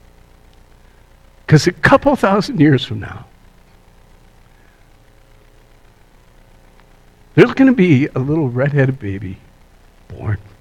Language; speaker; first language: English; native; English